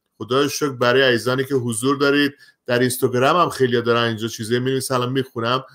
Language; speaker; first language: Persian; native; Persian